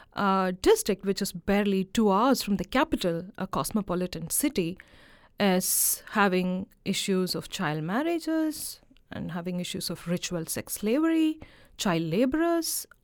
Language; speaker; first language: English; non-native, local second language; Malayalam